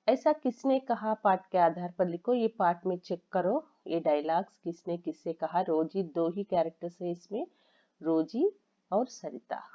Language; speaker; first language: Hindi; non-native, local second language; Telugu